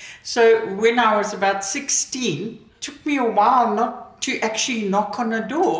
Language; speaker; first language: English; native; English